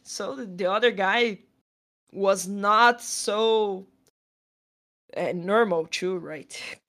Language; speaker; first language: English; non-native, fluent; Portuguese